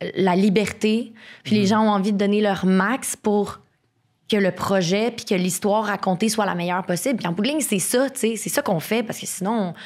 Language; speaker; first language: French; native; French